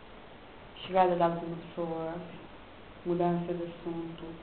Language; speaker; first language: Portuguese; non-native, local second language; Kabuverdianu